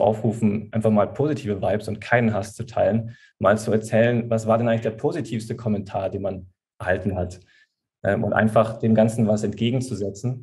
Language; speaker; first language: German; native; German